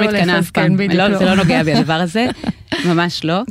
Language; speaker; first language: Hebrew; native; Hebrew